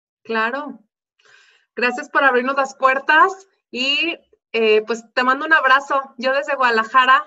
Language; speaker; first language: Spanish; native; Spanish